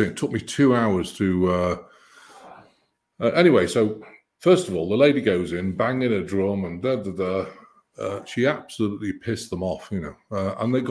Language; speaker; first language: English; native; English